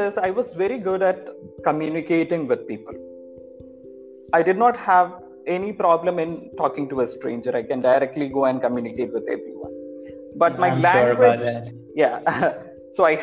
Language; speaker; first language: English; non-native, local second language; Malayalam